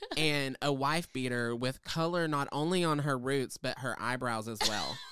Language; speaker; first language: English; native; English